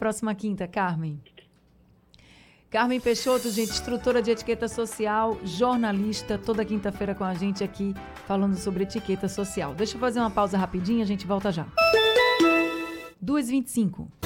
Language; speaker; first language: Portuguese; native; Portuguese